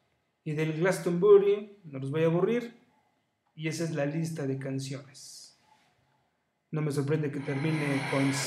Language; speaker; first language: Spanish; native; Spanish